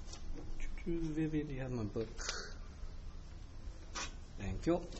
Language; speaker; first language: English; native; English